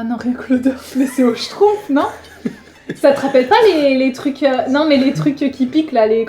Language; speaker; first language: French; native; French